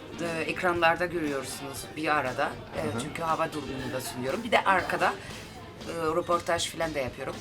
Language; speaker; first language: Turkish; early bilingual, heritage; Turkish